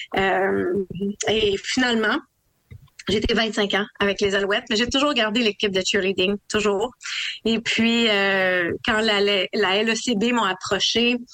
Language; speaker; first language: French; native; French